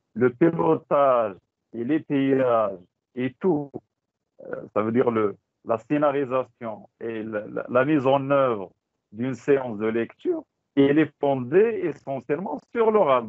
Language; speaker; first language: French; non-native, local second language; Tachelhit